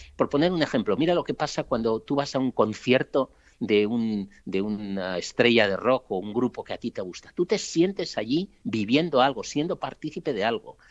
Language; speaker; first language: Spanish; native; Spanish